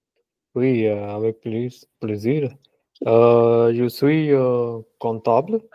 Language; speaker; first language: French; non-native, learner; Punjabi